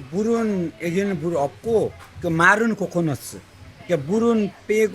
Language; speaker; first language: Korean; non-native, fluent; Nepali